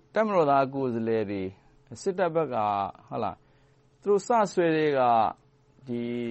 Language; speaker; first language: Burmese; native; Burmese